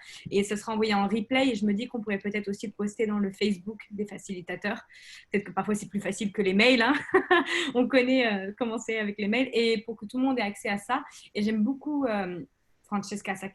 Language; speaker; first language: French; native; French